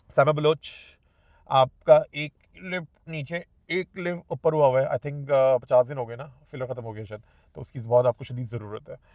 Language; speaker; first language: Urdu; native; Urdu